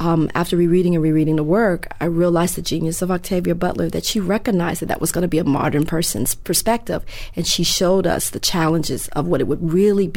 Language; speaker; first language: English; native; English